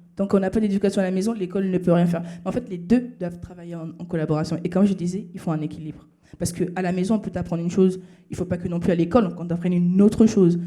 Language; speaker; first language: French; early bilingual, other home language; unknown